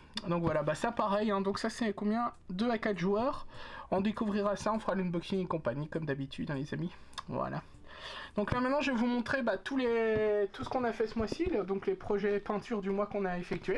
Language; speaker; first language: French; native; French